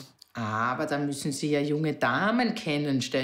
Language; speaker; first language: German; native; German